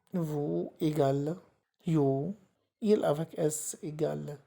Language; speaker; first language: French; non-native, fluent; Arabic